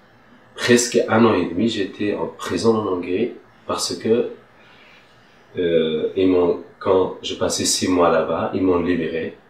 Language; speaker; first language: French; non-native, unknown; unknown